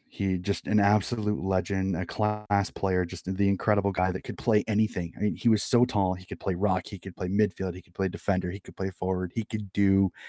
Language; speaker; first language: English; native; English